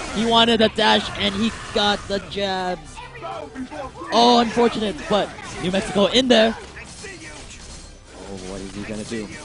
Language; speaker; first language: English; native; English